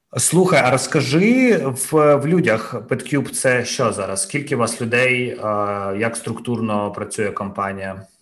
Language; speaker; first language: Ukrainian; non-native, local second language; Russian